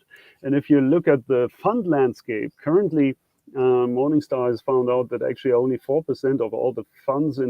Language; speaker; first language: English; non-native, fluent; German